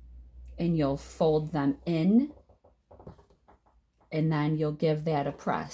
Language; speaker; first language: English; native; English